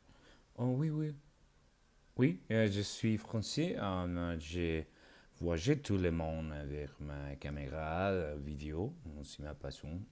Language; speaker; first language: French; non-native, learner; Spanish